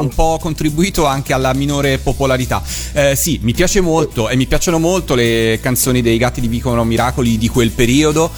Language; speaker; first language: Italian; native; Italian